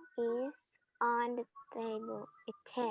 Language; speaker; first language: English; non-native, learner; Indonesian